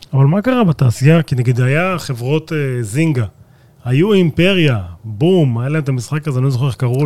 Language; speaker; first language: Hebrew; native; Hebrew